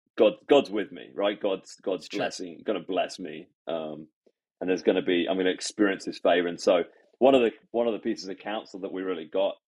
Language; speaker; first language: English; native; English